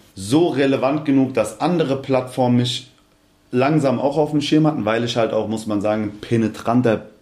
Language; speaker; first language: German; native; German